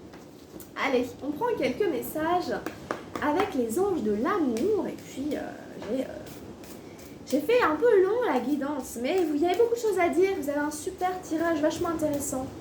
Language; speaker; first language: French; native; French